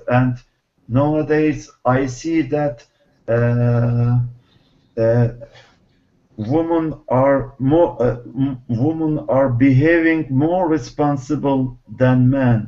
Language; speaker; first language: English; non-native, learner; Turkish